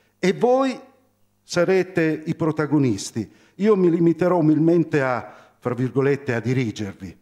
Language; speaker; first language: Italian; native; Italian